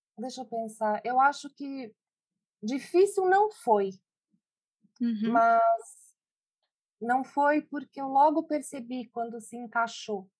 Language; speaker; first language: Portuguese; early bilingual, other home language; Spanish